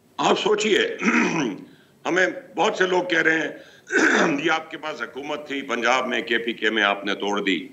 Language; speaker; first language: Urdu; early bilingual, heritage; Urdu